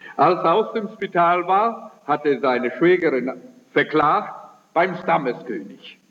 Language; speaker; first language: German; early bilingual, heritage; German